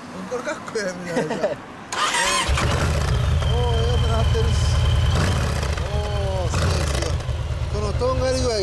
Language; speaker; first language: Japanese; native; Japanese